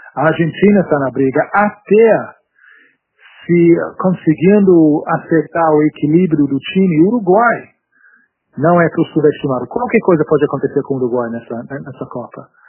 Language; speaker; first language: Portuguese; non-native, fluent; English